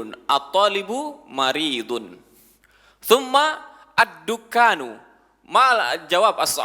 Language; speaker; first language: Arabic; non-native, fluent; Indonesian